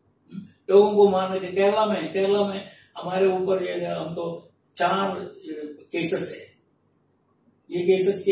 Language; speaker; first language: Hindi; non-native, local second language; Malayalam